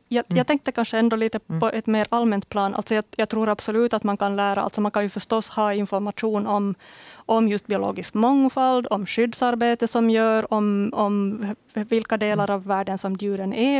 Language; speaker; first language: Swedish; native; Swedish